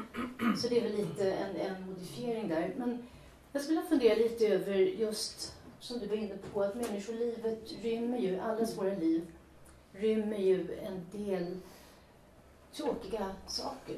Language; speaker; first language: Swedish; native; Swedish